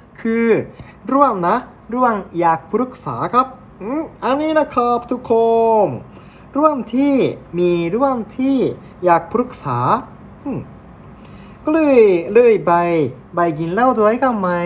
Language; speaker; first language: Thai; non-native, learner; Japanese